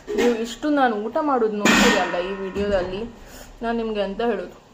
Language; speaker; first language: Kannada; non-native, local second language; Konkani